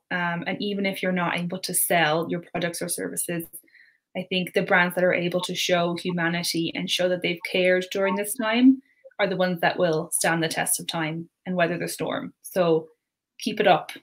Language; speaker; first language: English; native; English